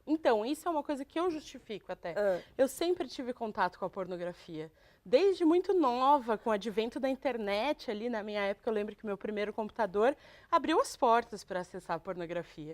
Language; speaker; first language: Portuguese; native; Portuguese